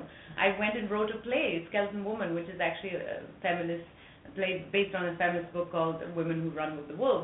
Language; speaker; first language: English; non-native, local second language; French